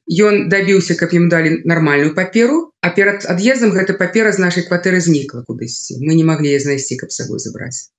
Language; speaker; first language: Belarusian; non-native, local second language; Russian